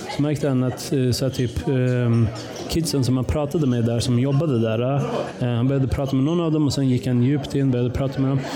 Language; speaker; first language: Swedish; early bilingual, other home language; Persian